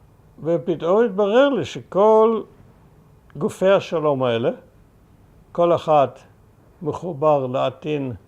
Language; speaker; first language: Hebrew; early bilingual, other home language; German